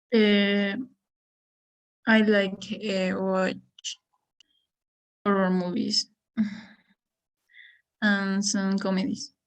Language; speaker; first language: English; non-native, learner; Spanish